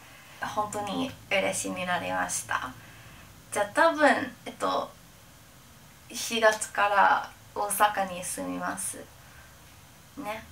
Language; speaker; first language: Japanese; non-native, learner; English